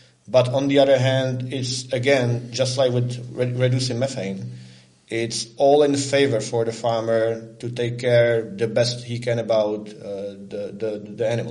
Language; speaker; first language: English; non-native, fluent; Czech